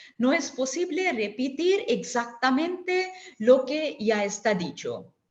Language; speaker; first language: Spanish; non-native, learner; Bangla